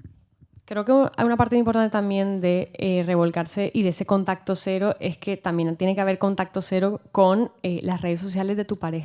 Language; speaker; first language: Spanish; native; Spanish